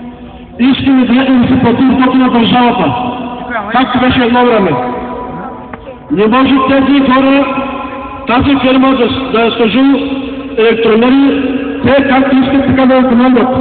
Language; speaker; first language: Bulgarian; non-native, local second language; Turkish